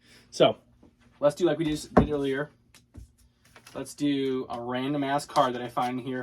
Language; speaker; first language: English; native; English